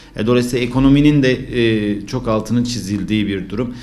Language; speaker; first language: Turkish; native; Turkish